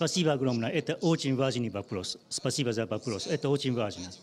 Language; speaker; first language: Russian; non-native, learner; Japanese